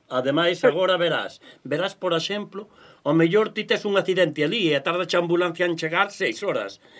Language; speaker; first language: Galician; native; Galician